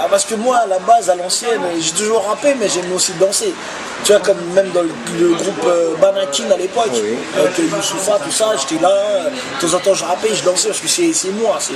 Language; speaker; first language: French; early bilingual, other home language; Lingala